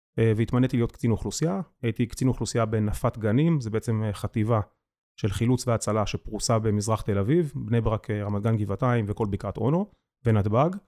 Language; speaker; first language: Hebrew; native; Hebrew